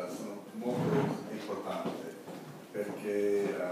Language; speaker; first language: Italian; non-native, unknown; English